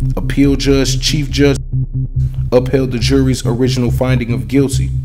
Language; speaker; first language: English; native; English